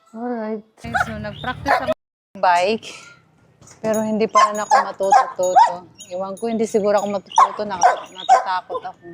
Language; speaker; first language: Filipino; non-native, local second language; Cebuano